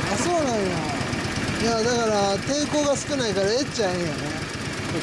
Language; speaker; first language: Japanese; native; Japanese